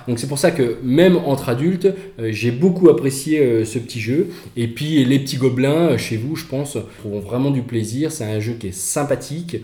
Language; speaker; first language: French; native; French